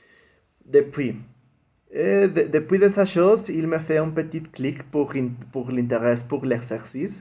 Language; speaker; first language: French; non-native, learner; Spanish